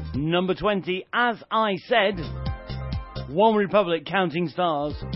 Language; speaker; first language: English; native; English